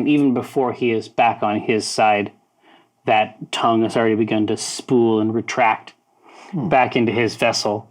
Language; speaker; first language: English; native; English